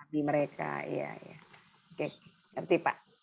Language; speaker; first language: Indonesian; native; Indonesian